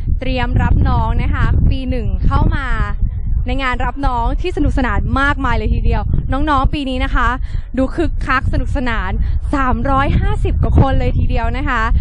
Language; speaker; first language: Thai; native; Thai